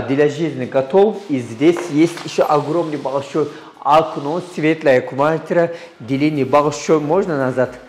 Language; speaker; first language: Russian; non-native, learner; Turkish